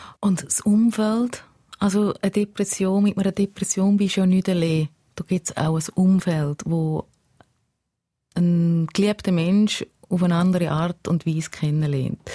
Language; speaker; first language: German; native; German